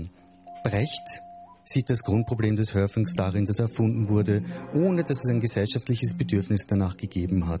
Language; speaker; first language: German; native; German